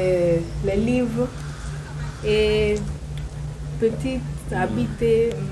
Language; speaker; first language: French; non-native, learner; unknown